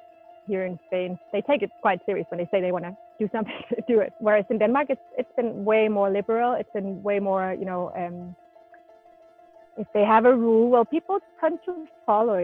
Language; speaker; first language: English; non-native, fluent; Danish